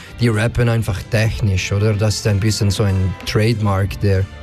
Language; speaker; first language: German; non-native, fluent; Italian